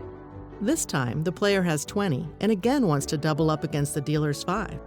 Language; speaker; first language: English; native; English